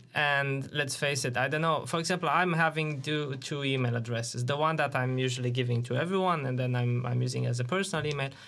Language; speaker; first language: English; non-native, fluent; Romanian